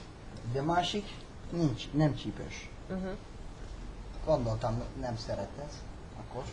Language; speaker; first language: Hungarian; non-native, learner; Turkish